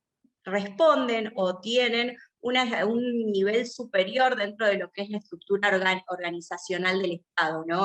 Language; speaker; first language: Spanish; native; Spanish